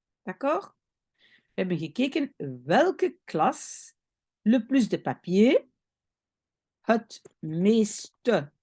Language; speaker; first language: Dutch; non-native, fluent; French